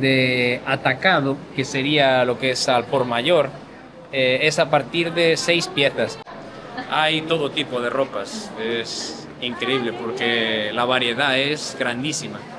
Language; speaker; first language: Spanish; non-native, fluent; Portuguese